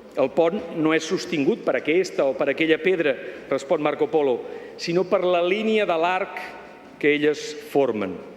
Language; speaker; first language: Catalan; native; Catalan